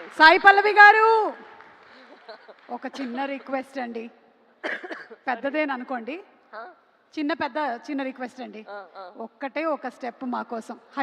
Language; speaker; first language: Telugu; native; Telugu